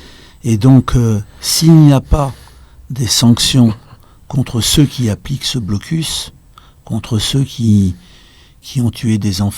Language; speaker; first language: French; native; French